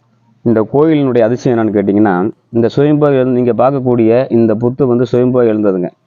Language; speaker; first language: Tamil; native; Tamil